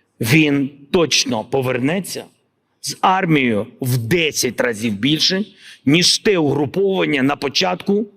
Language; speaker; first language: Ukrainian; non-native, local second language; Russian